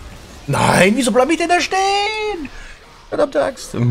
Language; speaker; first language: German; native; German